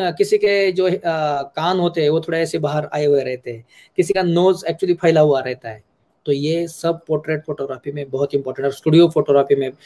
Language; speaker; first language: Hindi; non-native, local second language; Marathi